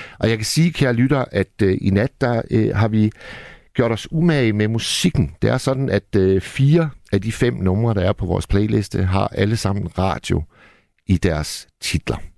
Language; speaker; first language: Danish; native; Danish